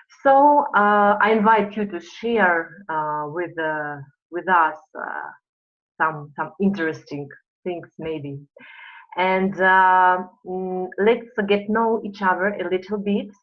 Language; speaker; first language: English; non-native, fluent; Russian